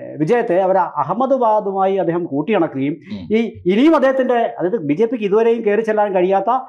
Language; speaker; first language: Malayalam; native; Malayalam